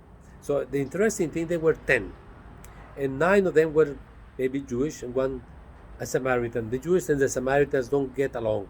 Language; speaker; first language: English; non-native, fluent; Spanish